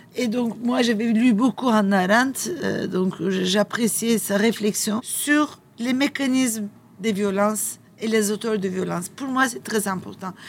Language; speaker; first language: French; non-native, fluent; Turkish